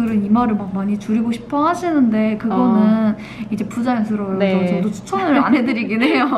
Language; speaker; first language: Korean; native; Korean